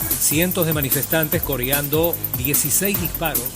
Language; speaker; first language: Spanish; native; Spanish